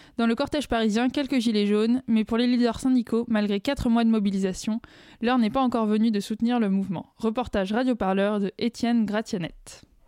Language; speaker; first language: French; native; French